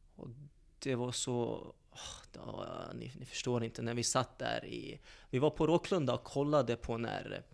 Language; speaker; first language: Swedish; early bilingual, other home language; Bosnian